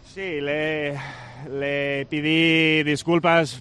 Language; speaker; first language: Spanish; non-native, fluent; Dutch